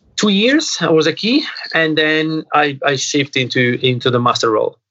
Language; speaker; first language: English; non-native, fluent; Italian